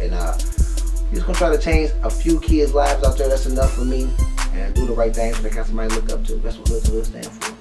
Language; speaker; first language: English; native; English